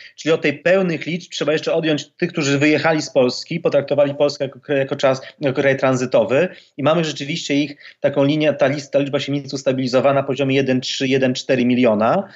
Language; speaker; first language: Polish; native; Polish